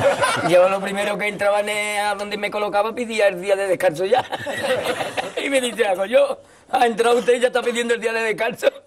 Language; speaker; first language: Spanish; native; Spanish